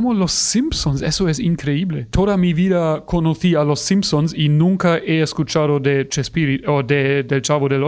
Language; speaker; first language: Spanish; non-native, fluent; German